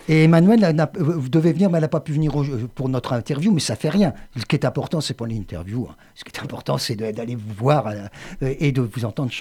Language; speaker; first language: French; native; French